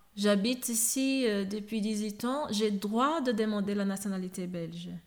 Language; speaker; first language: French; non-native, fluent; Portuguese